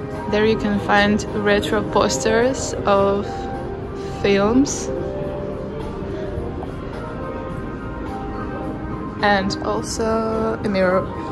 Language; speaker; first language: English; non-native, fluent; Russian